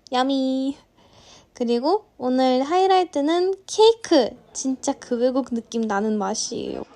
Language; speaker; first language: Korean; non-native, learner; Ukrainian